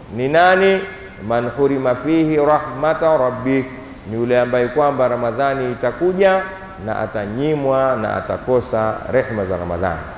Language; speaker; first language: Swahili; native; Swahili